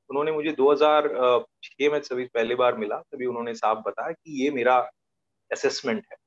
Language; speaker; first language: Hindi; non-native, local second language; Marathi